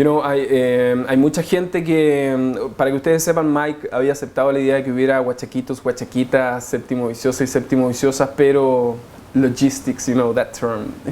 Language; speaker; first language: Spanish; native; Spanish